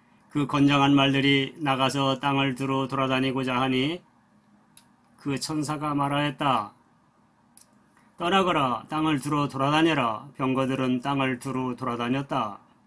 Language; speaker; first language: Korean; native; Korean